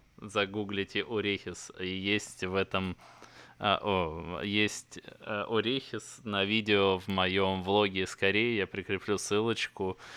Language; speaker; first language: Russian; native; Russian